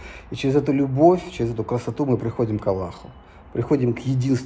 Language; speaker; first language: Russian; native; Russian